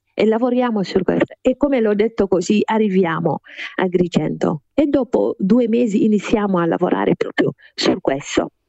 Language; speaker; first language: Italian; non-native, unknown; Wolof